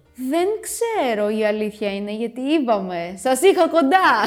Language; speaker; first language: Greek; early bilingual, other home language; Romanian